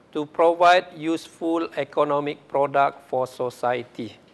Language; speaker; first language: English; non-native, local second language; Malay